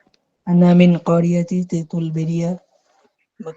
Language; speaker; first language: Arabic; non-native, learner; Bangla